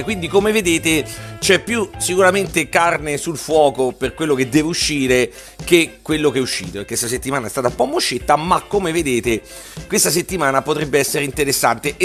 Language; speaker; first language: Italian; native; Italian